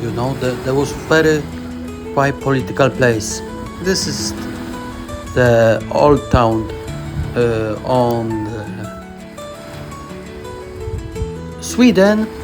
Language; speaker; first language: English; non-native, learner; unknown